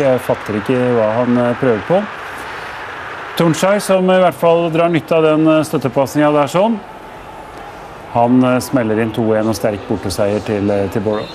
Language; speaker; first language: Norwegian; native; Norwegian